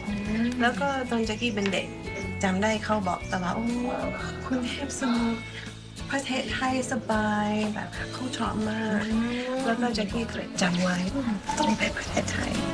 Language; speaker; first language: Thai; non-native, fluent; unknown